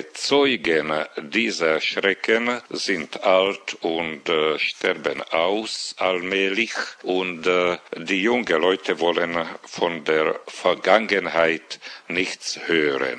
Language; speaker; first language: German; non-native, fluent; Slovak